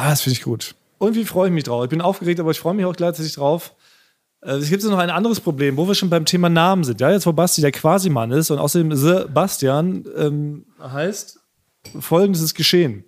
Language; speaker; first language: German; native; German